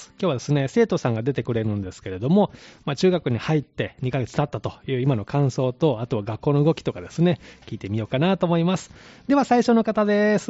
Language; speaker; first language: Japanese; native; Japanese